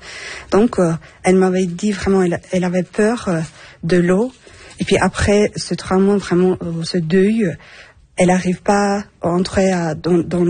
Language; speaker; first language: French; non-native, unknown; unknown